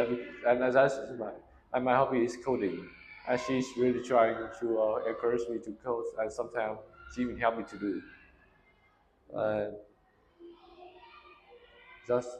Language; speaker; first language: English; non-native, learner; Vietnamese